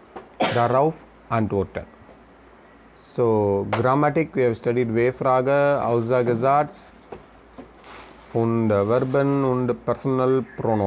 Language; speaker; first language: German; non-native, learner; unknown